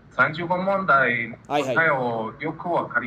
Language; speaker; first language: Japanese; non-native, learner; Spanish